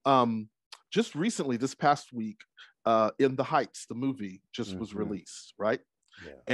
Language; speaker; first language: English; native; English